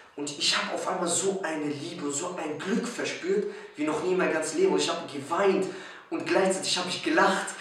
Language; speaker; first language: German; early bilingual, other home language; Polish